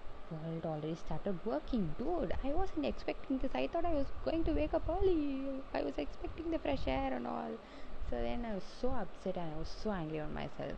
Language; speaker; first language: English; non-native, local second language; Tamil